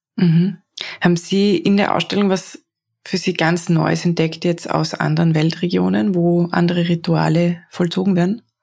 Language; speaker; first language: German; native; German